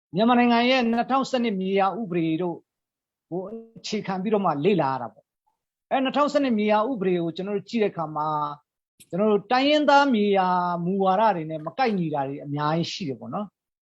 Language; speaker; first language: Burmese; non-native, local second language; Hakha Chin